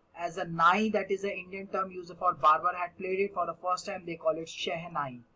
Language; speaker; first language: English; non-native, local second language; Hindi